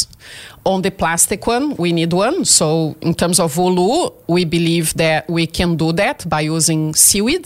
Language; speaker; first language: English; non-native, fluent; Portuguese